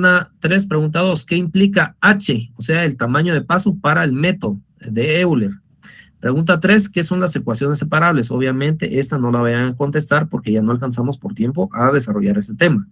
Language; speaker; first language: Spanish; native; Spanish